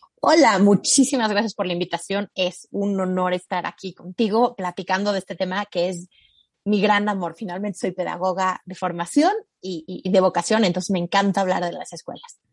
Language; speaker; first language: Spanish; native; Spanish